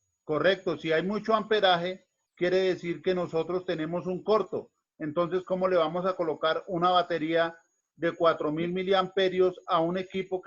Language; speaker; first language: Spanish; native; Spanish